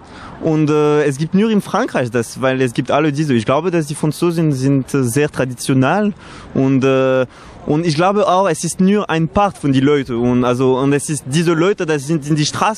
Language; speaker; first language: German; non-native, learner; French